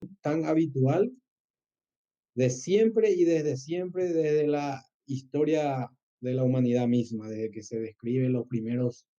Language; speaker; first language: Spanish; native; Spanish